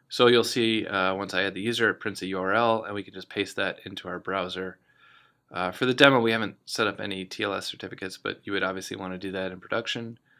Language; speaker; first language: English; native; English